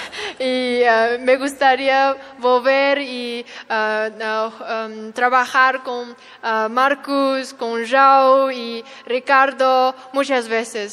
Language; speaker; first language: Spanish; non-native, learner; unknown